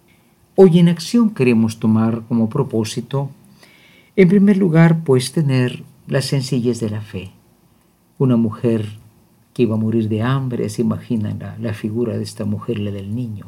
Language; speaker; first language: Spanish; native; Spanish